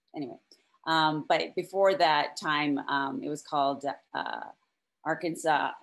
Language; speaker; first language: English; native; English